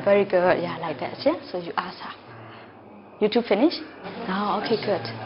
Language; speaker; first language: English; non-native, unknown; Burmese